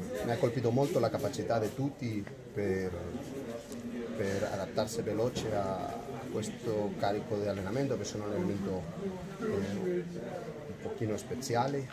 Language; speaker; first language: Italian; non-native, fluent; Spanish